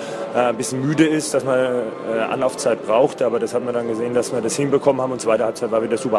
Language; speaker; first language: German; native; German